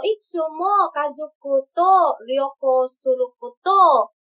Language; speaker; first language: Japanese; non-native, learner; English